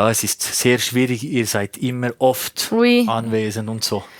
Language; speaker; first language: German; non-native, learner; French